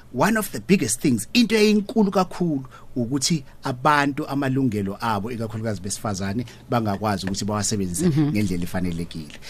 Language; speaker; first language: Zulu; native; Zulu